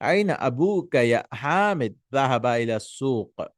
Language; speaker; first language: Arabic; non-native, fluent; Urdu